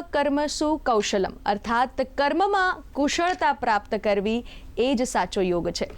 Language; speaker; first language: Gujarati; native; Gujarati